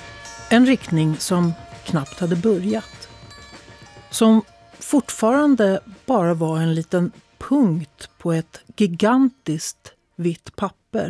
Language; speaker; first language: Swedish; native; Swedish